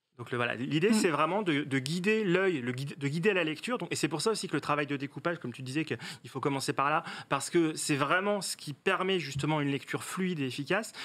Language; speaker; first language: French; native; French